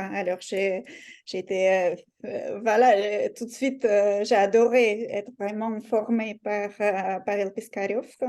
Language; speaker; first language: French; non-native, fluent; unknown